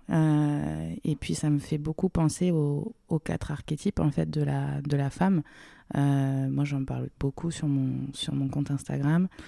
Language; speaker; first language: French; native; French